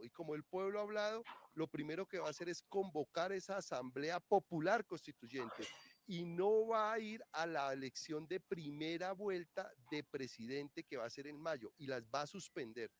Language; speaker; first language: Spanish; native; Spanish